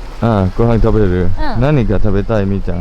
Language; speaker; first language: Japanese; non-native, learner; Thai